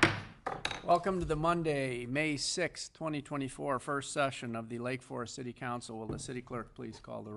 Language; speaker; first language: English; native; English